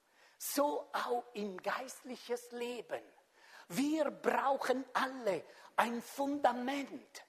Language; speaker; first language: German; non-native, fluent; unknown